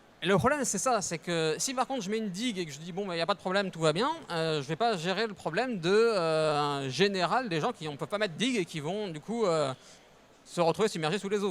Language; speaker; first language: French; native; French